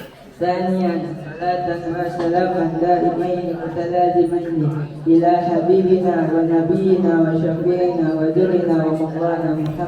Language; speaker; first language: Arabic; non-native, learner; Indonesian